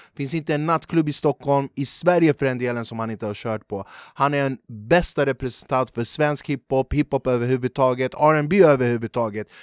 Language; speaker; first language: Swedish; early bilingual, other home language; Kurdish